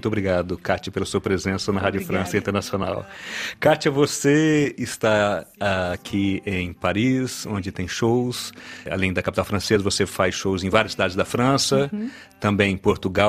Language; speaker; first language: Portuguese; native; Portuguese